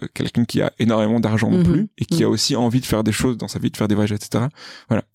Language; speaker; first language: French; native; French